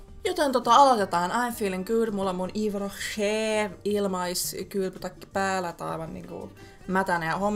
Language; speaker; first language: Finnish; native; Finnish